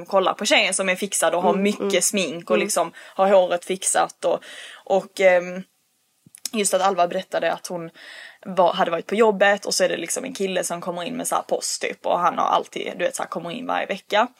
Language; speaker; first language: Swedish; early bilingual, other home language; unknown